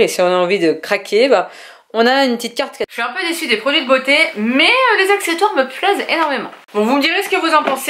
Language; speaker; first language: French; native; French